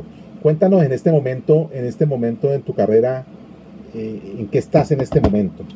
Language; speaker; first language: Spanish; native; Spanish